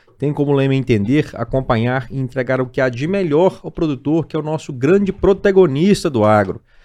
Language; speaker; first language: Portuguese; native; Portuguese